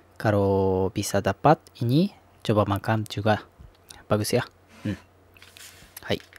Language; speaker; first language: Japanese; native; Japanese